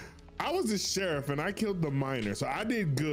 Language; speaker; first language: English; native; English